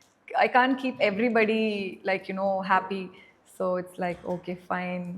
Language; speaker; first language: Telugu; non-native, learner; Tamil